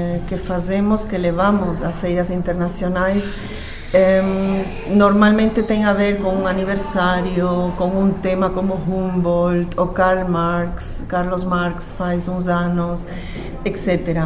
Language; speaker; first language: Portuguese; non-native, fluent; Spanish